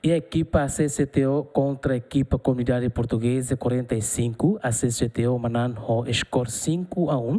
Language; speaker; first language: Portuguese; non-native, local second language; Tetum